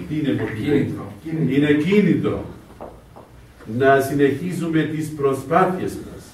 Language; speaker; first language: Greek; non-native, fluent; Arabic